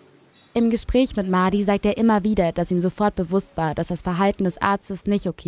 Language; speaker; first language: German; native; German